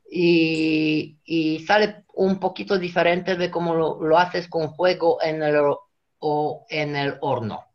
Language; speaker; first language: Spanish; non-native, fluent; Romanian